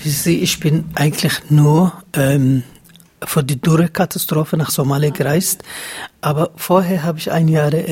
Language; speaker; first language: German; non-native, fluent; Somali